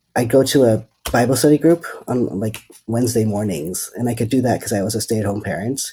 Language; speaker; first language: English; non-native, fluent; Dutch